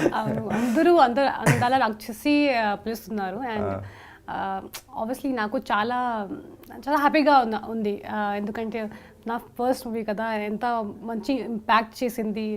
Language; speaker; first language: Telugu; non-native, local second language; Hindi